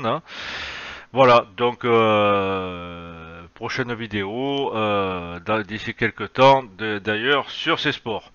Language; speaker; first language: French; native; French